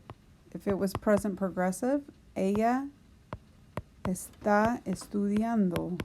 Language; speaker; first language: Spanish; non-native, fluent; English